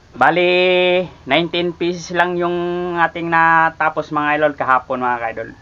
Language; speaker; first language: Filipino; non-native, local second language; Cebuano